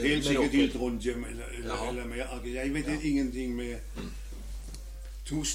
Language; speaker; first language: Danish; non-native, learner; German